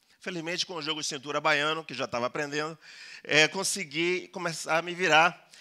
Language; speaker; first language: Portuguese; early bilingual, other home language; Spanish